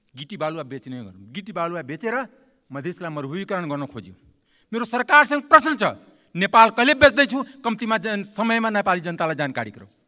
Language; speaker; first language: Nepali; non-native, local second language; Maithili